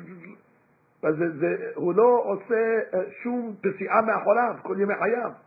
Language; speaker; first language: Hebrew; non-native, fluent; English